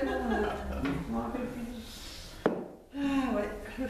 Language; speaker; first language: French; native; French